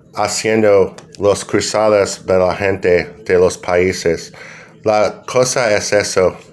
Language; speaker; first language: Spanish; non-native, learner; English